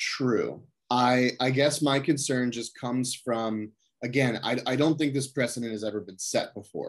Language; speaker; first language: English; native; English